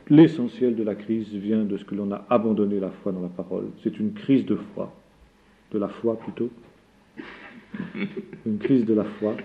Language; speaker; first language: French; native; French